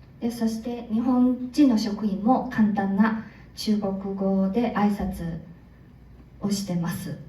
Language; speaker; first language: Japanese; non-native, fluent; Korean